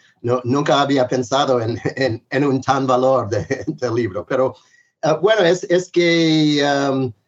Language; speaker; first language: Spanish; non-native, fluent; English